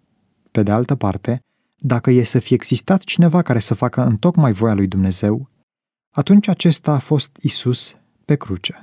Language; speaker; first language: Romanian; native; Romanian